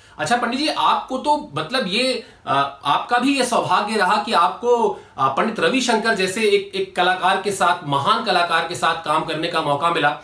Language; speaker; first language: Hindi; native; Hindi